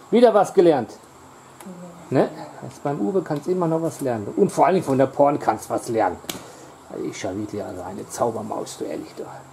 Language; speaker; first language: German; native; German